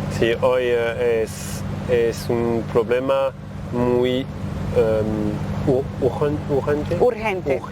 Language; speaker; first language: Spanish; non-native, learner; French